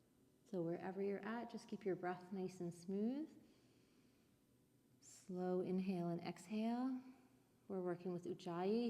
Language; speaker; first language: English; native; English